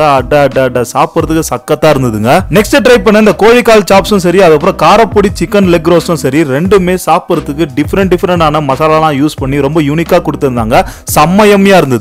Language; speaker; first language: Tamil; native; Tamil